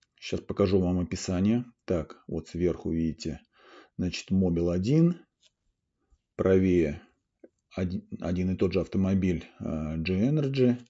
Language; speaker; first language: Russian; native; Russian